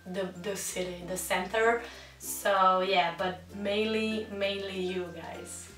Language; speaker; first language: English; non-native, fluent; Slovenian